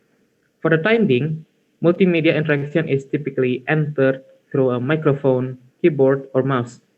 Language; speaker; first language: English; non-native, learner; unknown